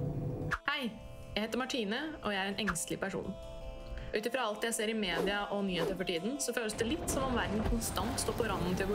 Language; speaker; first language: Norwegian; native; Norwegian